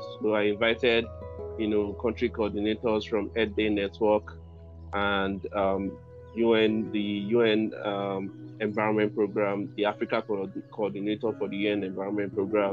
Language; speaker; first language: English; non-native, local second language; Yoruba